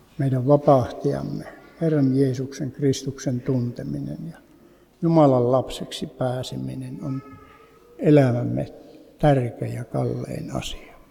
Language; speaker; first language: Finnish; native; Finnish